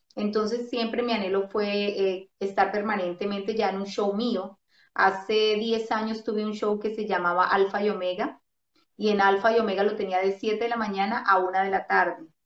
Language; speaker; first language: Spanish; native; Spanish